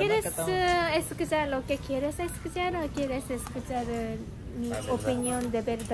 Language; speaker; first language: Spanish; non-native, learner; Japanese